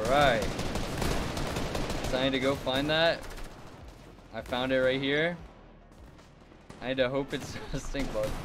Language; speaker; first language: English; native; English